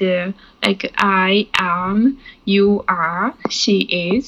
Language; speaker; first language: English; non-native, learner; Japanese